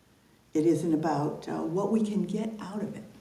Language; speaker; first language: English; native; English